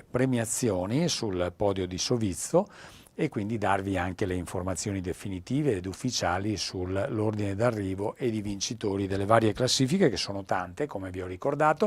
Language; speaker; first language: Italian; native; Italian